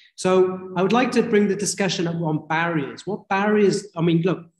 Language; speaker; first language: English; native; English